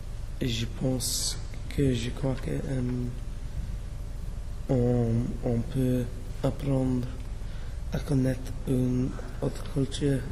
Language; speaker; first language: French; non-native, learner; English